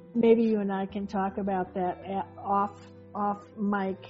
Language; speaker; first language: English; native; English